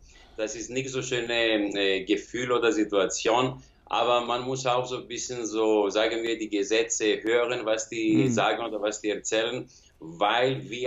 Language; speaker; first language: German; non-native, learner; Greek